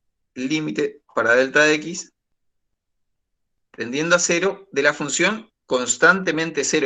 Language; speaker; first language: Spanish; native; Spanish